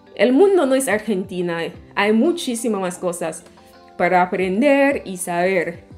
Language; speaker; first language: Spanish; non-native, fluent; English